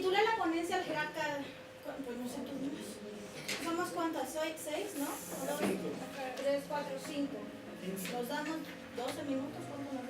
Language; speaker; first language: Spanish; native; Spanish